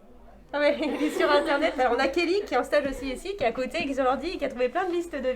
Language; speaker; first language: French; native; French